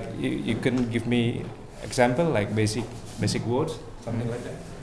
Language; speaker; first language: English; non-native, fluent; Indonesian